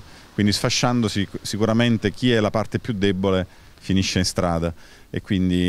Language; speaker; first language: Italian; native; Italian